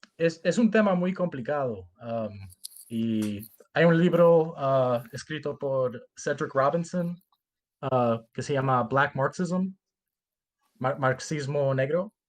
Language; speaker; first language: Spanish; early bilingual, heritage; Spanish